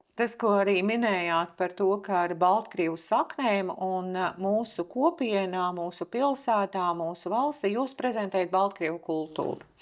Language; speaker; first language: Latvian; native; Latvian